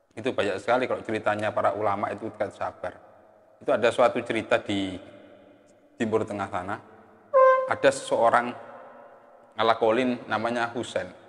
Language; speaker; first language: Indonesian; non-native, local second language; Javanese